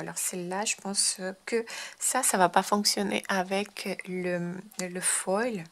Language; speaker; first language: French; non-native, fluent; Spanish